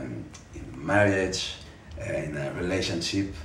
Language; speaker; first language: English; non-native, fluent; Portuguese